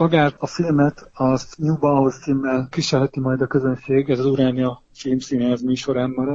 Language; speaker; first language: Hungarian; native; Hungarian